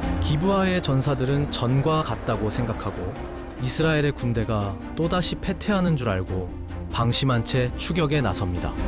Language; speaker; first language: Korean; native; Korean